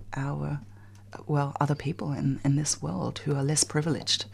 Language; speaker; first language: English; non-native, fluent; German